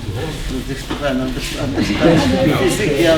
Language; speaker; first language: Dutch; non-native, learner; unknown